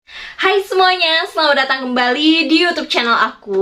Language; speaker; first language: Indonesian; native; Indonesian